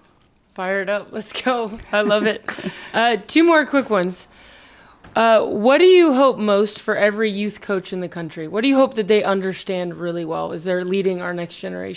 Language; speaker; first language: English; native; English